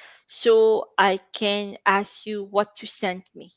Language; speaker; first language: English; non-native, fluent; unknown